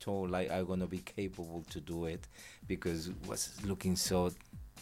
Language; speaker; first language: English; non-native, fluent; Spanish